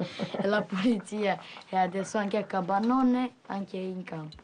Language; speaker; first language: Italian; early bilingual, other home language; Romanian